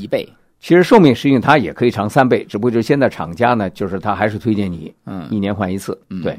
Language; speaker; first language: Chinese; native; Chinese